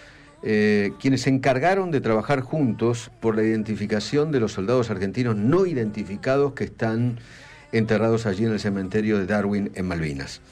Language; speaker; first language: Spanish; native; Spanish